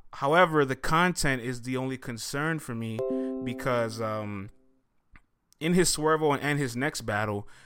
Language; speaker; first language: English; native; English